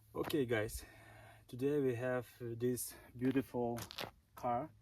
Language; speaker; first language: English; non-native, learner; Ukrainian